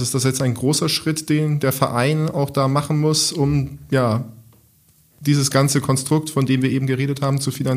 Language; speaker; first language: German; native; German